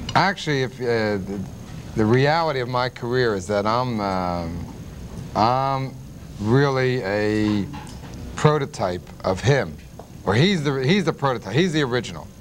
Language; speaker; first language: English; native; English